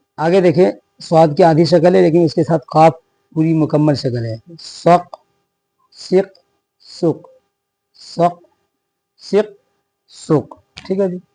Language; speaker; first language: Urdu; native; Urdu